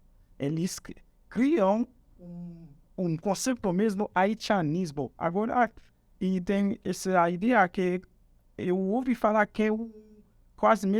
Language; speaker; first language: Portuguese; non-native, fluent; Haitian Creole